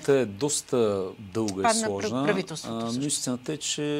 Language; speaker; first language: Bulgarian; native; Bulgarian